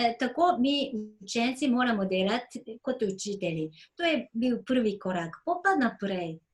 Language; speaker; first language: Slovenian; non-native, fluent; Japanese